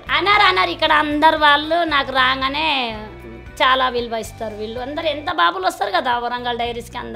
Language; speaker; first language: Telugu; non-native, local second language; Urdu